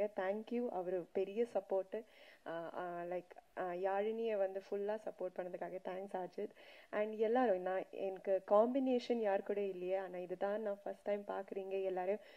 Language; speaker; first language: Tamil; non-native, local second language; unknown